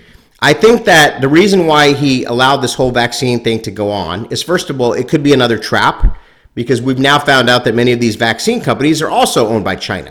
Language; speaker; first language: English; native; English